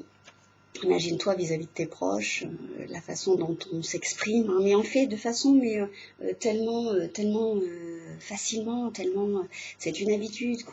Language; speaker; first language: French; native; French